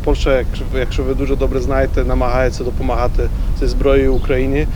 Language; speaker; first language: Ukrainian; non-native, fluent; Polish